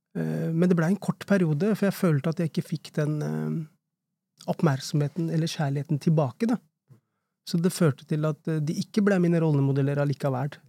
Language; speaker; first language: Norwegian; early bilingual, other home language; Urdu